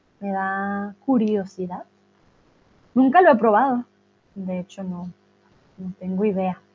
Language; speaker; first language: Spanish; native; Spanish